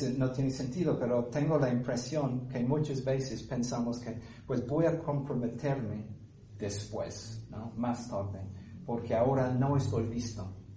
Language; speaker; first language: Spanish; non-native, fluent; English